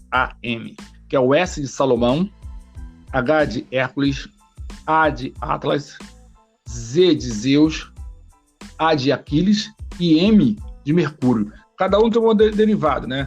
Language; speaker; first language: Portuguese; native; Portuguese